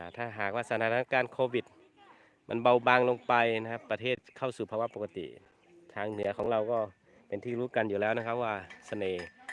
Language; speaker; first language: Thai; native; Thai